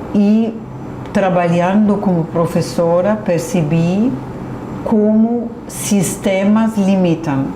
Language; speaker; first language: Portuguese; non-native, fluent; German